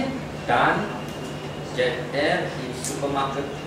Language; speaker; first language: German; non-native, learner; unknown